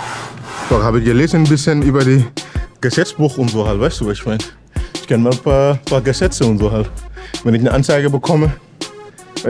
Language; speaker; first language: German; non-native, learner; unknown